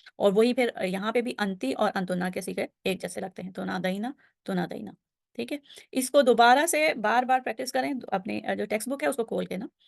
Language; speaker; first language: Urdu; native; Urdu